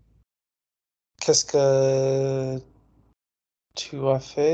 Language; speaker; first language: French; non-native, learner; English